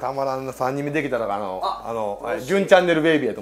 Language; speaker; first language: Japanese; native; Japanese